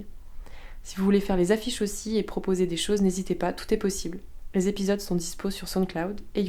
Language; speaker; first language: French; native; French